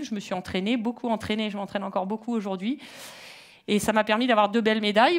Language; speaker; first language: French; native; French